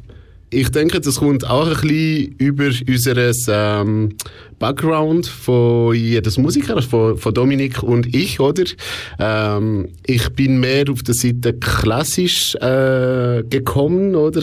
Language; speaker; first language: German; non-native, local second language; French